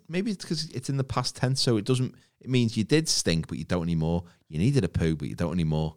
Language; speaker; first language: English; native; English